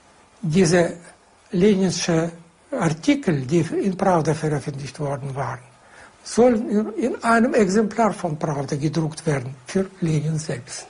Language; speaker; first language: German; non-native, fluent; Russian